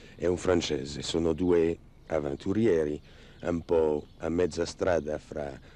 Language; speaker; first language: Italian; non-native, learner; French